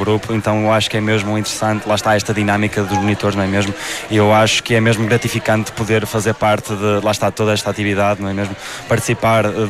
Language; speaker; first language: Portuguese; native; Portuguese